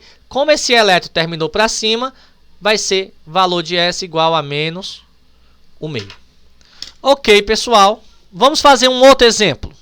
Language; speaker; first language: Portuguese; native; Portuguese